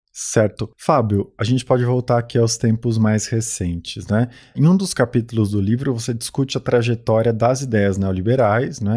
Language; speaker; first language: Portuguese; native; Portuguese